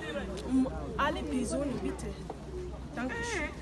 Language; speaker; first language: German; non-native, learner; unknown